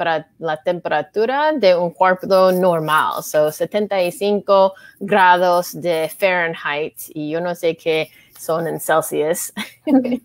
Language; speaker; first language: Spanish; non-native, learner; English